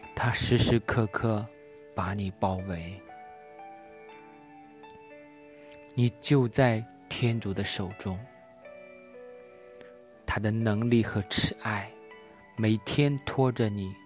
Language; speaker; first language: Chinese; native; Chinese